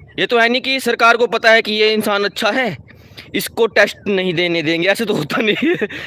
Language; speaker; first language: Hindi; native; Hindi